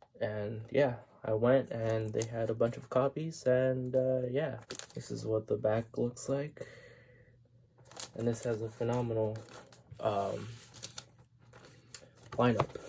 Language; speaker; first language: English; native; English